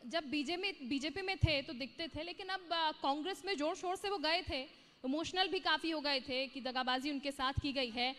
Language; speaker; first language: Hindi; native; Hindi